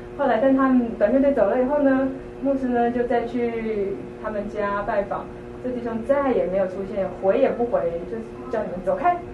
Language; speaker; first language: Chinese; native; Chinese